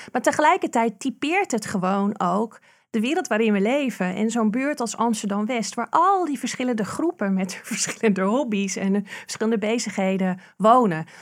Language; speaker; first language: Dutch; native; Dutch